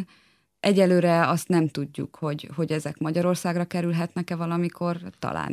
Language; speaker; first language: Hungarian; native; Hungarian